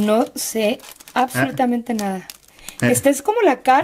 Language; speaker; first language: Spanish; native; Spanish